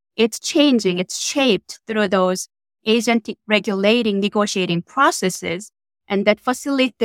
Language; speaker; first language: English; non-native, fluent; Korean